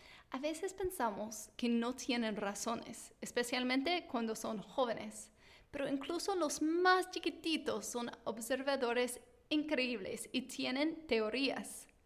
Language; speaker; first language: Spanish; non-native, fluent; English